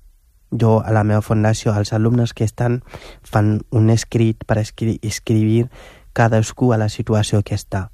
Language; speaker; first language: Catalan; non-native, fluent; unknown